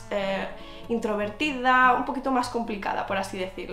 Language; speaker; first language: Spanish; native; Spanish